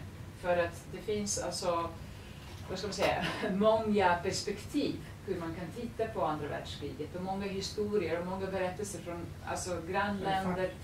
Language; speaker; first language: Swedish; non-native, fluent; Serbian